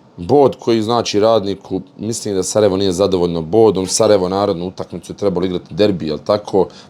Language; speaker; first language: Bosnian; native; Bosnian